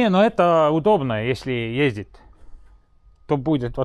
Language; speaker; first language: Russian; non-native, fluent; Estonian